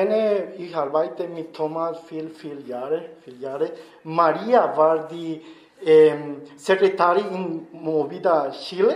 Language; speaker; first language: German; non-native, learner; Spanish